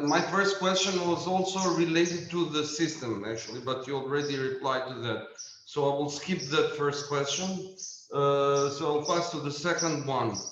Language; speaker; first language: English; non-native, fluent; Albanian